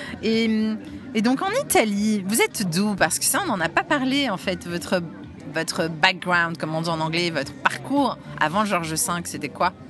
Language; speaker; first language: French; native; French